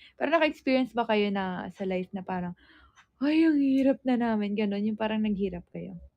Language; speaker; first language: Filipino; native; Filipino